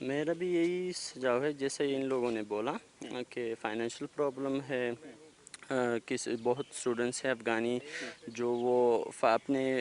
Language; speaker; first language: Hindi; non-native, fluent; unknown